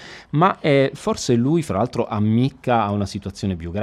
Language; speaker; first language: Italian; native; Italian